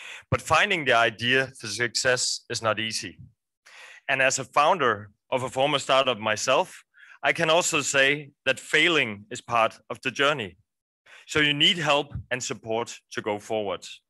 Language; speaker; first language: English; non-native, fluent; Danish